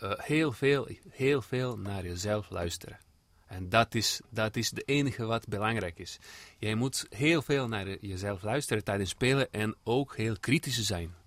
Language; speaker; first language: Dutch; non-native, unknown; Serbian